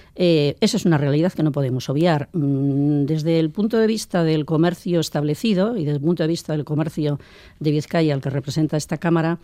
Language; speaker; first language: Spanish; native; Spanish